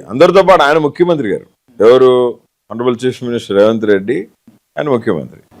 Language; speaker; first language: Telugu; native; Telugu